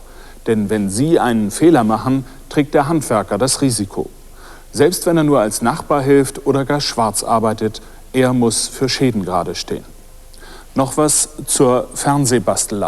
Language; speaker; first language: German; native; German